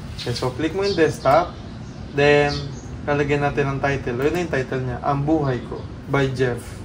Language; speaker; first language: Filipino; native; Filipino